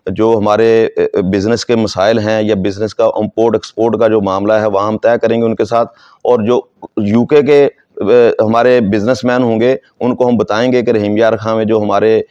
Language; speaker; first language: Urdu; non-native, local second language; Saraiki